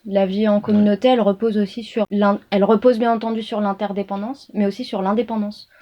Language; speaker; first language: French; native; French